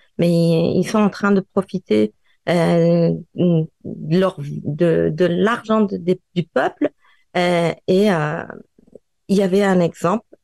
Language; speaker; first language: French; non-native, fluent; Persian